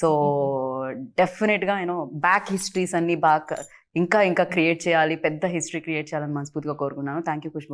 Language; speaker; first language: Telugu; native; Telugu